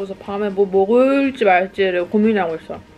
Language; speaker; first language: Korean; native; Korean